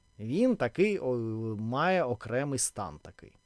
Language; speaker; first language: Ukrainian; non-native, local second language; Russian